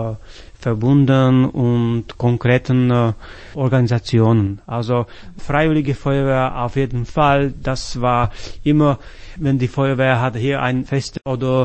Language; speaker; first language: German; non-native, fluent; Slovak